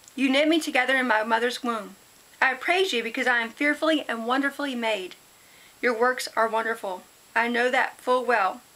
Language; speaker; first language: English; native; English